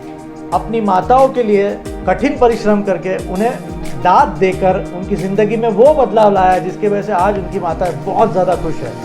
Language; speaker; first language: Hindi; native; Hindi